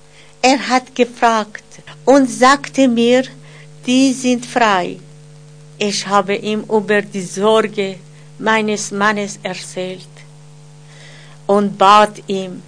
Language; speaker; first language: German; non-native, fluent; Persian